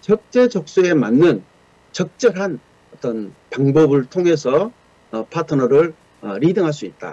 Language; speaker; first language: Korean; native; Korean